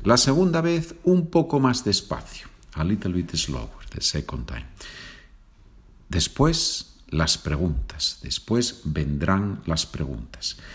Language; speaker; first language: Spanish; native; Spanish